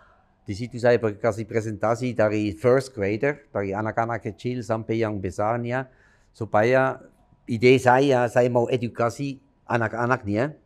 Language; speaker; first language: Indonesian; non-native, fluent; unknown